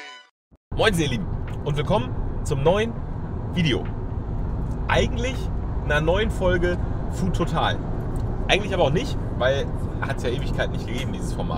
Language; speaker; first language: German; native; German